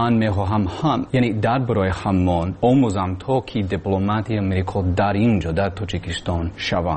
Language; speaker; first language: Persian; non-native, learner; English